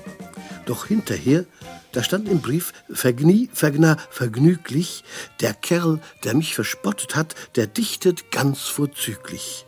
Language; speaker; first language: German; native; German